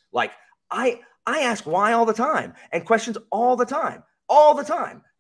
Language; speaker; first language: English; native; English